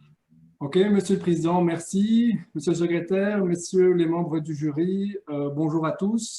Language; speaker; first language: French; native; French